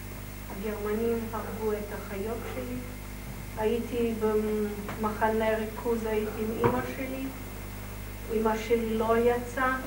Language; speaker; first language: Hebrew; non-native, fluent; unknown